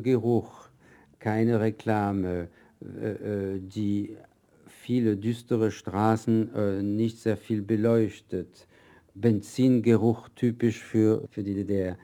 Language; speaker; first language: German; non-native, fluent; French